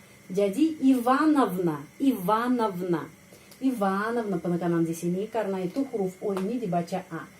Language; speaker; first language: Indonesian; non-native, fluent; Russian